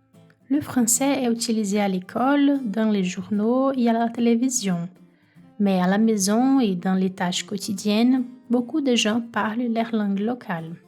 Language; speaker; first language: French; non-native, fluent; Portuguese